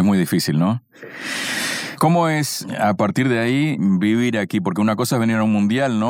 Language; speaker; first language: Spanish; native; Spanish